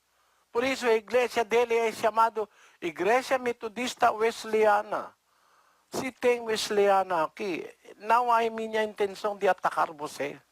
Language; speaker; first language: Portuguese; non-native, learner; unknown